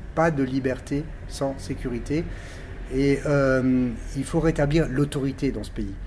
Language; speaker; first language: French; native; French